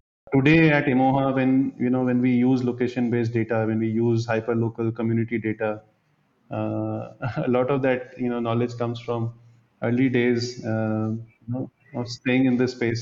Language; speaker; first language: English; non-native, local second language; Bangla